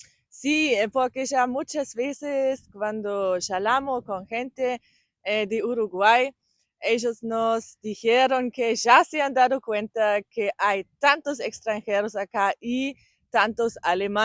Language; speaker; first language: Spanish; non-native, learner; German